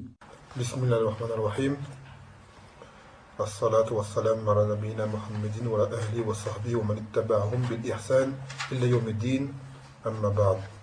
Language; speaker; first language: Arabic; non-native, fluent; French